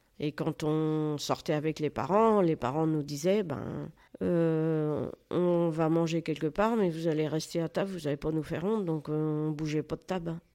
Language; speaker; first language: French; native; French